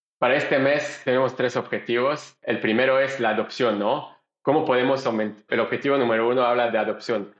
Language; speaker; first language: Spanish; non-native, fluent; French